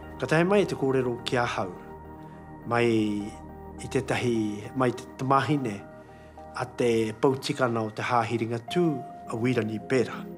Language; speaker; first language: Māori; native; Māori